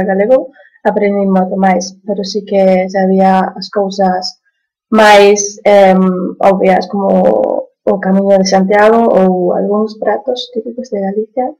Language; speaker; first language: Spanish; non-native, fluent; German